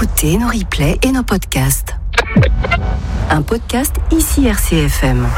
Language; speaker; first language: French; native; French